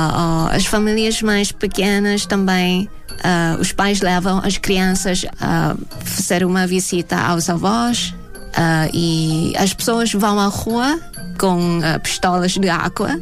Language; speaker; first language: Portuguese; non-native, fluent; Thai